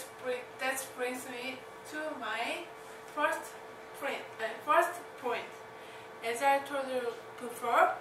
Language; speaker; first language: English; non-native, learner; Korean